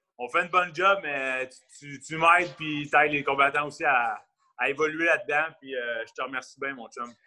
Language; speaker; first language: French; native; French